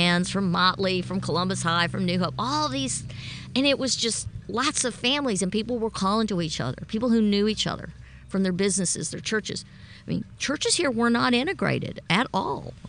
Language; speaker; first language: English; native; English